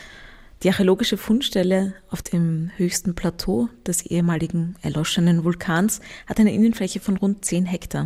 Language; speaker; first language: German; native; German